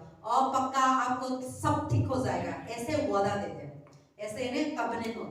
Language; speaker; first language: Hindi; non-native, local second language; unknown